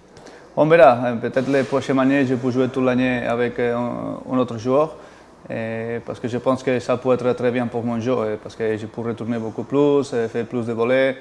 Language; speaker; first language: French; non-native, fluent; Spanish